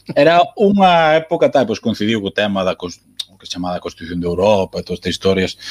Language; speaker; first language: Galician; native; Galician